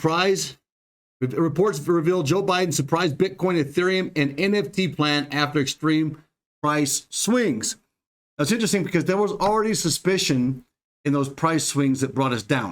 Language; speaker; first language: English; native; English